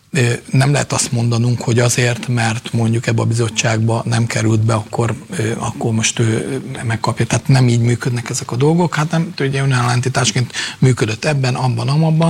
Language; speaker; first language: Hungarian; native; Hungarian